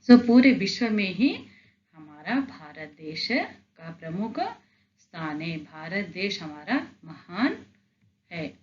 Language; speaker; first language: Hindi; non-native, local second language; Telugu